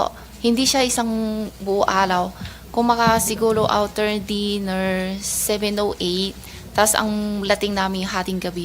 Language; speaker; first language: Filipino; non-native, learner; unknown